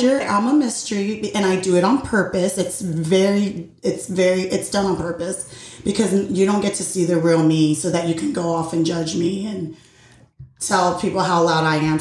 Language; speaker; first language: English; early bilingual, other home language; Spanish